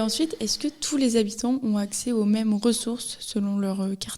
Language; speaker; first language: French; native; French